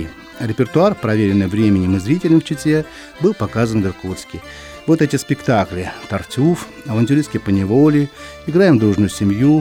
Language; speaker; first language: Russian; native; Russian